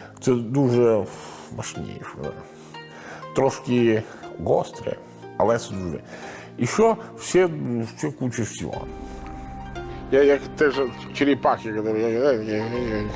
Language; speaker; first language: Ukrainian; non-native, learner; Italian